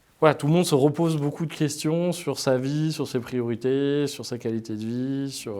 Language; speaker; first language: French; native; French